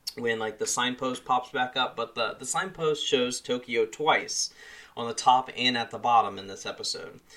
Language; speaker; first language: English; native; English